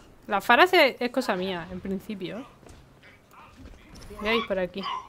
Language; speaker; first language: Spanish; native; Spanish